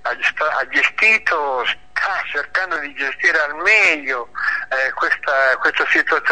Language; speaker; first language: Italian; native; Italian